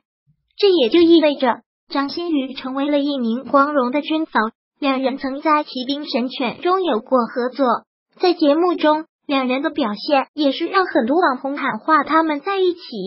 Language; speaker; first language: Chinese; native; Chinese